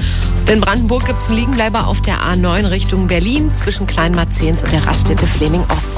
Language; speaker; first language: German; native; German